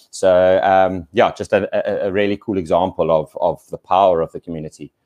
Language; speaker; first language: English; native; English